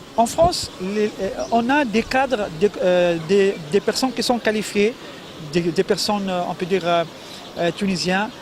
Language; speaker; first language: French; non-native, local second language; Arabic